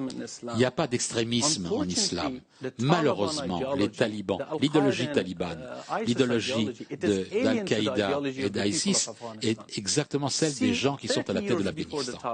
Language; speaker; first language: French; non-native, fluent; Persian